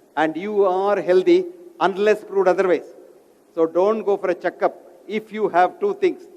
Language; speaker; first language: English; non-native, local second language; Kannada